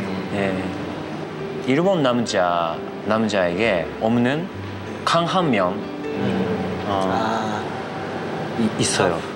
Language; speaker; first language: Korean; non-native, learner; Japanese